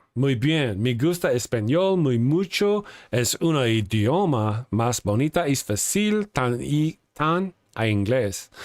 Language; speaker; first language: Spanish; non-native, learner; English